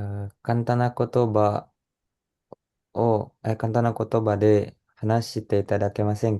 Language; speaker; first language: Japanese; non-native, learner; Indonesian